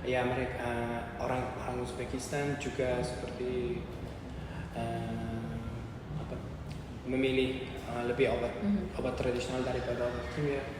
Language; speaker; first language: Indonesian; non-native, learner; Uzbek